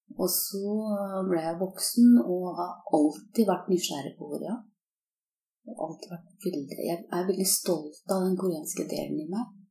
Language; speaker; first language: Norwegian; early bilingual, other home language; Korean